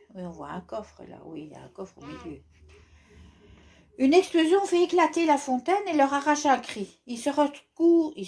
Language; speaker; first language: French; native; French